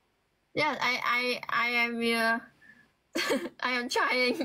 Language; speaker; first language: English; non-native, learner; Vietnamese